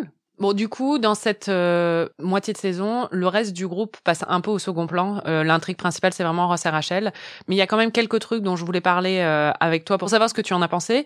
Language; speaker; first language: French; native; French